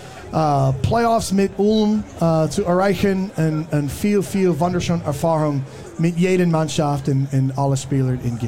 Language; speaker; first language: German; non-native, learner; English